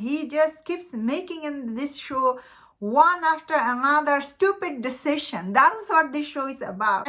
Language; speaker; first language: English; non-native, fluent; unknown